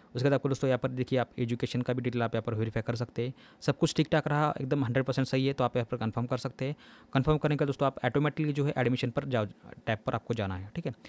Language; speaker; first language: Hindi; non-native, local second language; Marathi